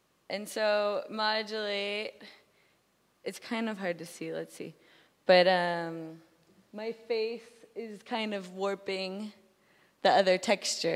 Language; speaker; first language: English; native; English